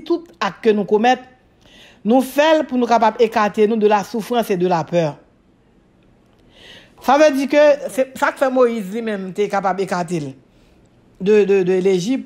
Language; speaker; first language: French; non-native, local second language; Haitian Creole